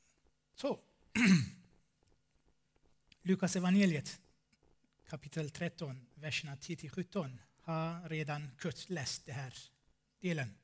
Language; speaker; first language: Swedish; non-native, fluent; Armenian